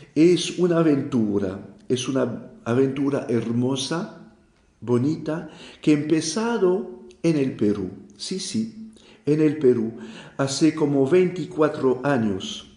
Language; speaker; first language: Spanish; non-native, fluent; French